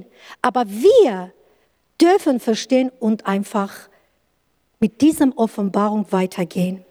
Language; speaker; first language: German; non-native, learner; Kurdish